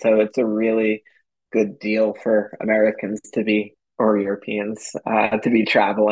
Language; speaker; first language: English; native; English